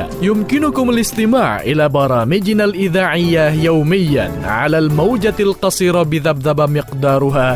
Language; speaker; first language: Arabic; non-native, fluent; Indonesian